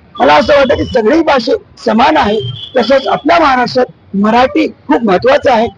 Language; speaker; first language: Marathi; non-native, local second language; Malayalam